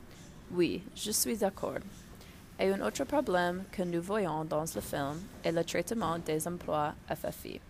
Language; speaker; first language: French; non-native, learner; English